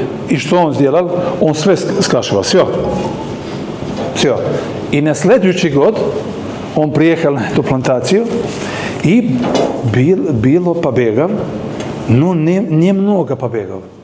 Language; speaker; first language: Russian; non-native, learner; Serbian